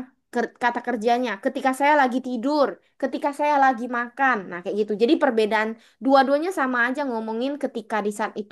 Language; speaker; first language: Indonesian; native; Indonesian